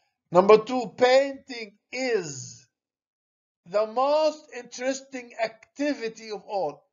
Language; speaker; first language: English; non-native, fluent; Arabic